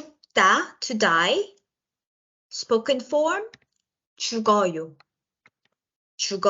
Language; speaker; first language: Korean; native; Korean